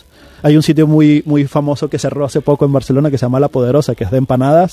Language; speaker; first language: Spanish; native; Spanish